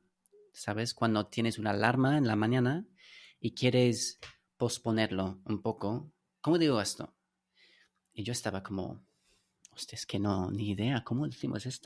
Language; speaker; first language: Spanish; non-native, fluent; English